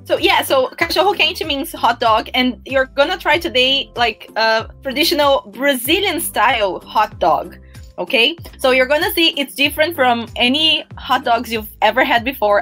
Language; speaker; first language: English; non-native, fluent; Portuguese